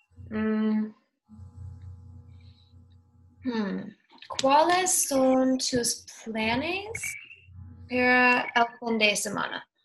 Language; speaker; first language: Spanish; non-native, learner; English